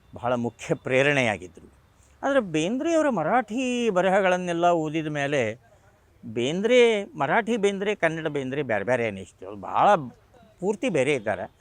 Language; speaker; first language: Kannada; non-native, local second language; Marathi